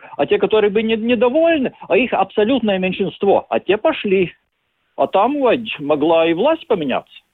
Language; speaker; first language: Russian; non-native, local second language; Latvian